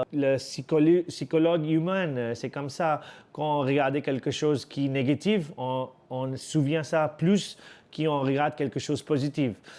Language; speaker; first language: French; non-native, learner; Urdu